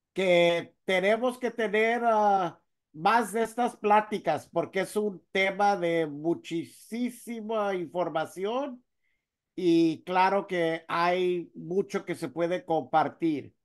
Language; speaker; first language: Spanish; early bilingual, heritage; Spanish